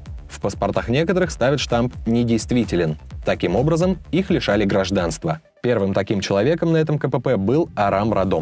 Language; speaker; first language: Russian; native; Russian